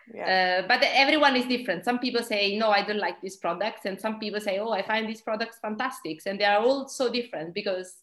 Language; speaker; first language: English; non-native, fluent; Italian